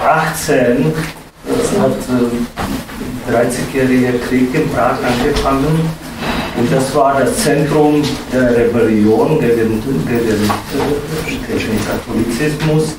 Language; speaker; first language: German; non-native, fluent; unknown